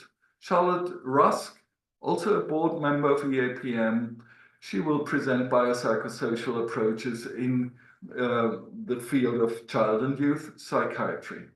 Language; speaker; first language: English; non-native, fluent; German